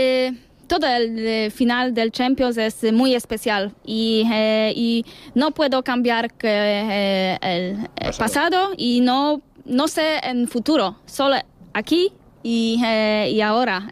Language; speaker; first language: Spanish; non-native, learner; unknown